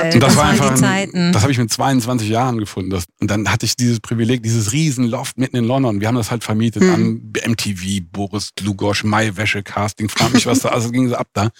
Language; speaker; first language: German; native; German